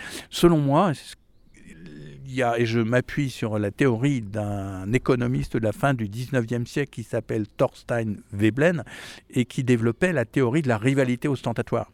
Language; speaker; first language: French; native; French